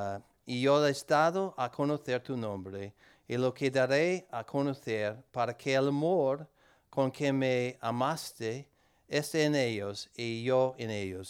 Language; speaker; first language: Spanish; non-native, learner; English